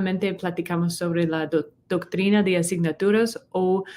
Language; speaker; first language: Spanish; non-native, fluent; English